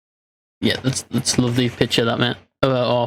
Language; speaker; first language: English; native; English